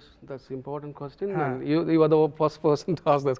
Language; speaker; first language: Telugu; non-native, learner; Tamil